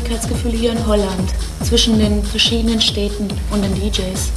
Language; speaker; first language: German; native; German